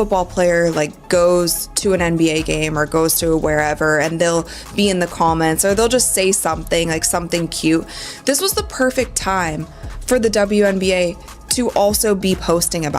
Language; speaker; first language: English; native; English